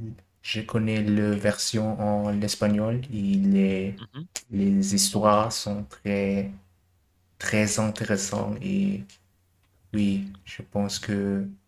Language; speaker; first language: French; non-native, learner; German